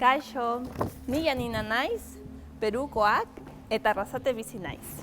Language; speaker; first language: Basque; non-native, learner; Spanish